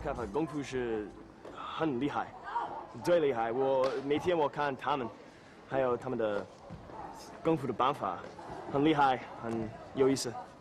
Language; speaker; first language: Chinese; non-native, learner; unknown